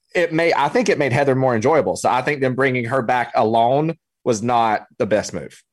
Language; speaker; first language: English; native; English